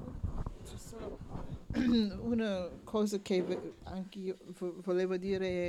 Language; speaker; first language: Italian; non-native, learner; English